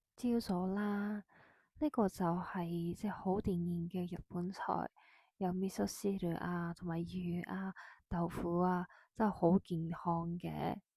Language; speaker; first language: Cantonese; non-native, fluent; Japanese